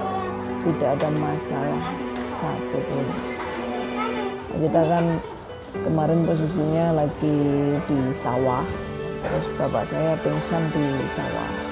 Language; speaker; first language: Indonesian; non-native, local second language; Javanese